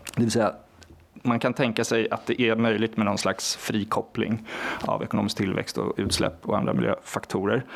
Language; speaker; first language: Swedish; non-native, fluent; Norwegian